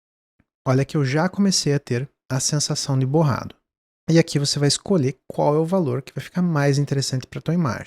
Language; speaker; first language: Portuguese; native; Portuguese